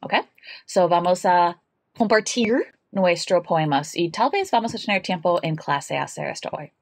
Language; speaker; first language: Spanish; non-native, learner; English